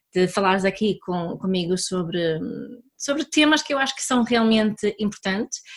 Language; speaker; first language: Portuguese; early bilingual, other home language; Swedish